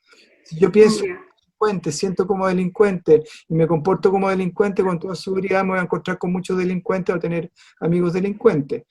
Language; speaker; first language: Spanish; native; Spanish